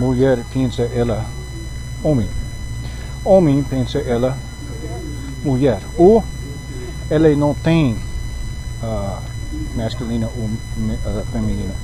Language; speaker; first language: Portuguese; non-native, learner; English